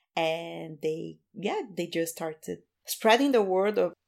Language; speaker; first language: English; non-native, fluent; Portuguese